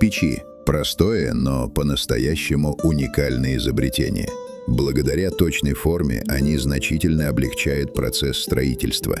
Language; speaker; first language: Russian; native; Russian